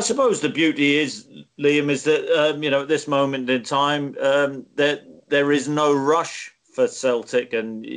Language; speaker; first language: English; native; English